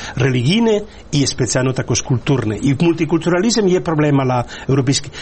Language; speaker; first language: Ukrainian; non-native, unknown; Spanish